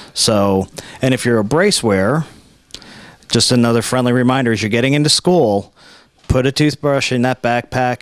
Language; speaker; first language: English; native; English